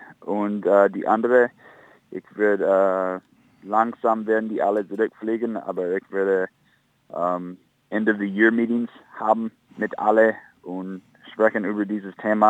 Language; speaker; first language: German; non-native, fluent; English